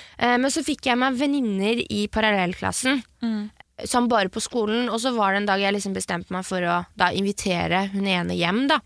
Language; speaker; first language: Norwegian; early bilingual, other home language; French